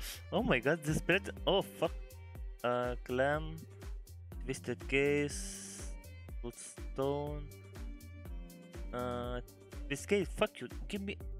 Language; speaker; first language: English; non-native, learner; Lithuanian